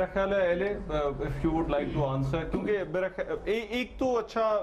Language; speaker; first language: Urdu; native; Urdu